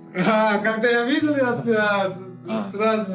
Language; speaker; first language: Russian; non-native, learner; Uzbek